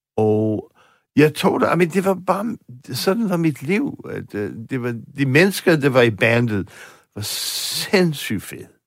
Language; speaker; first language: Danish; non-native, fluent; English